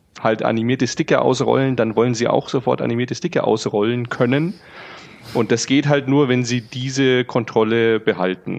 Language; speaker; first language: German; native; German